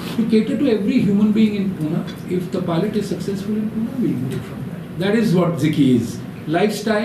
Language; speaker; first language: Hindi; non-native, local second language; Bangla